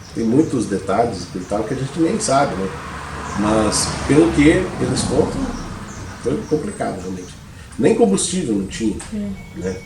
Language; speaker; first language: Portuguese; native; Portuguese